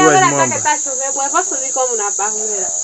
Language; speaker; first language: Portuguese; non-native, local second language; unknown